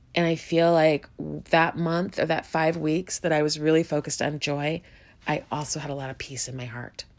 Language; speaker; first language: English; native; English